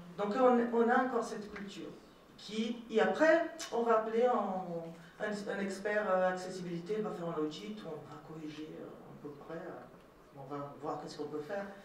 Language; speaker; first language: French; non-native, fluent; Portuguese